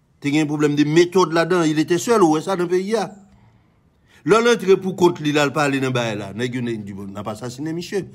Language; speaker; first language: French; non-native, local second language; Haitian Creole